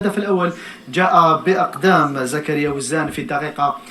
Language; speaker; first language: Arabic; native; Arabic